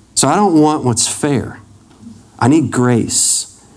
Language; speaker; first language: English; native; English